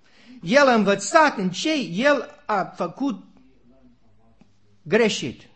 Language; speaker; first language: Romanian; non-native, learner; English